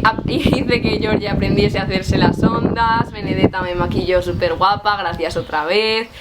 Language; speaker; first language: Spanish; native; Spanish